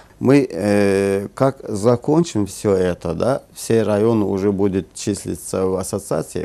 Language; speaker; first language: Russian; non-native, local second language; Azerbaijani